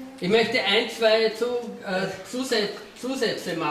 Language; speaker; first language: German; non-native, fluent; Slovenian